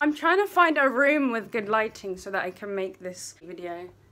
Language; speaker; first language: English; early bilingual, other home language; Turkish